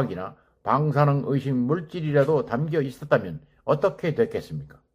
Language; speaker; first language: Korean; native; Korean